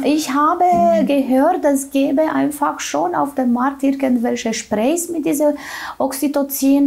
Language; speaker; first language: German; non-native, fluent; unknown